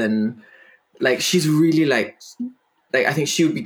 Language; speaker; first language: English; non-native, fluent; Danish